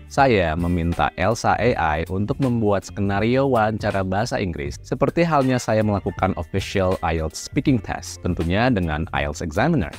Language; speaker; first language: Indonesian; native; Indonesian